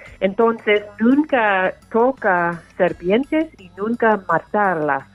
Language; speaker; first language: Spanish; non-native, learner; English